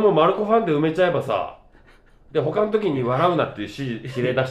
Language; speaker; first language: Japanese; native; Japanese